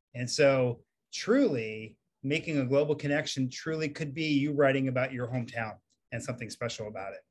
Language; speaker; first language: English; native; English